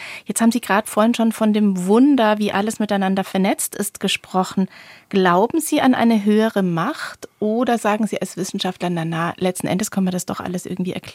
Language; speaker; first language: German; native; German